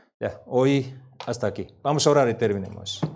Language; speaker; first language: Spanish; non-native, learner; Korean